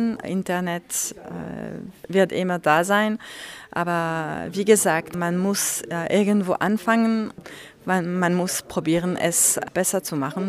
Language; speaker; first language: German; non-native, local second language; French